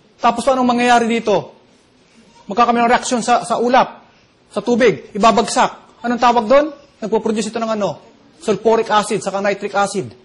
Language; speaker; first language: Filipino; non-native, local second language; Bikol